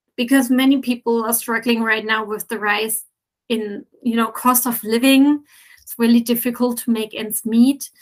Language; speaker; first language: English; non-native, fluent; German